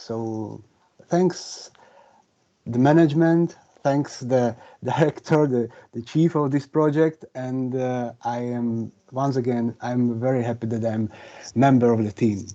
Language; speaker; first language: English; non-native, fluent; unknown